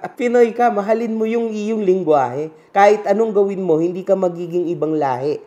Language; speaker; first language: Filipino; native; Filipino